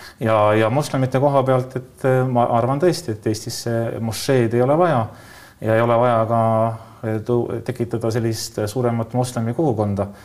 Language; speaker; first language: Estonian; native; Estonian